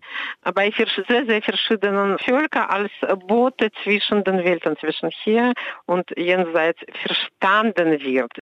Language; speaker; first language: German; non-native, fluent; Russian